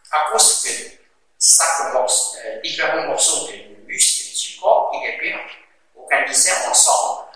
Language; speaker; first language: French; non-native, learner; Chinese